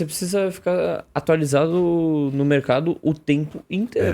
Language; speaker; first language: Portuguese; native; Portuguese